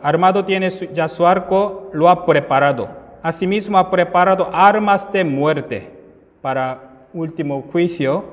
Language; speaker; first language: Spanish; non-native, fluent; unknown